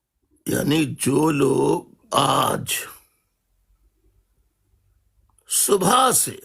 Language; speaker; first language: Urdu; native; Urdu